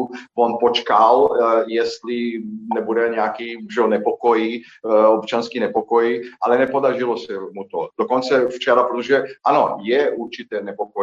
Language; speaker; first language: Czech; non-native, fluent; Portuguese